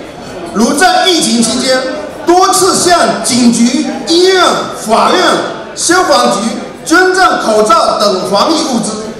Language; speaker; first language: Chinese; native; Chinese